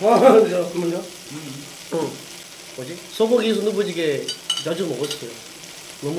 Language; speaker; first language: Korean; non-native, learner; Indonesian